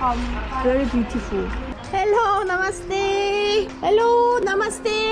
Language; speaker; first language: English; non-native, learner; Korean